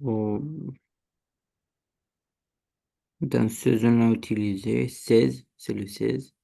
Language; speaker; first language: French; non-native, learner; Romanian